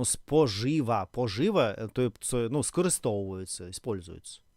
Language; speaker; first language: Ukrainian; non-native, learner; Russian